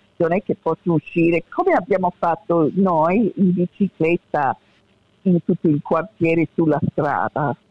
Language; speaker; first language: Italian; early bilingual, heritage; Italian